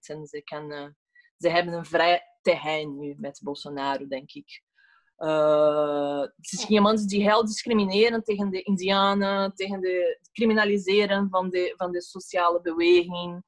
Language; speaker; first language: Dutch; non-native, fluent; Portuguese